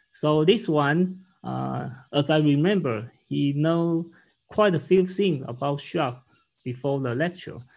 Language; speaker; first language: English; non-native, learner; Chinese